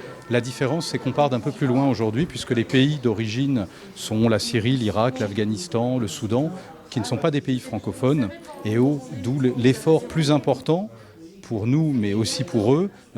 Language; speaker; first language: French; native; French